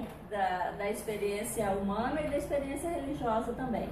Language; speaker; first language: Portuguese; native; Portuguese